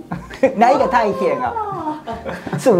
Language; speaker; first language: Chinese; non-native, learner; Japanese